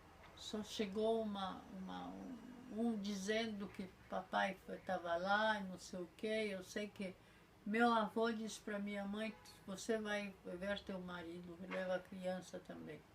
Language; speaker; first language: Portuguese; non-native, fluent; Polish